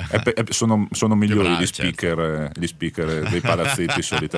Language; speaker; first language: Italian; native; Italian